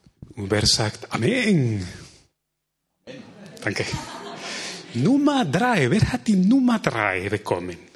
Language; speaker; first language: German; non-native, fluent; Spanish